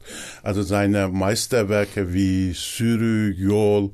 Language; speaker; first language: German; non-native, learner; Kurdish